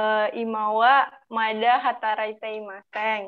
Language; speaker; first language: Japanese; non-native, learner; Indonesian